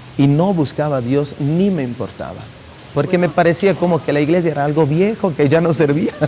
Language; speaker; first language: Spanish; non-native, fluent; Italian